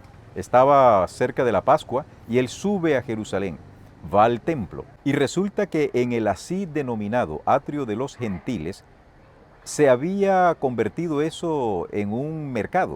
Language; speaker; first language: Spanish; native; Spanish